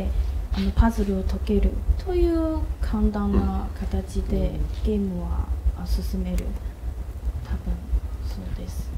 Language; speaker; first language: Japanese; non-native, learner; Chinese